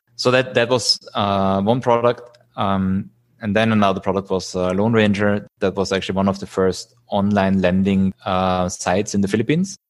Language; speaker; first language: English; non-native, fluent; German